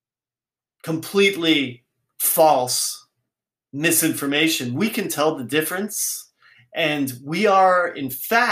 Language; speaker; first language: English; native; English